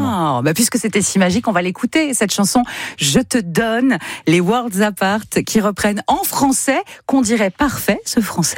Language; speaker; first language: French; native; French